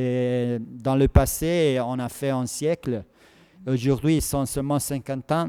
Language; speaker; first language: French; non-native, fluent; Italian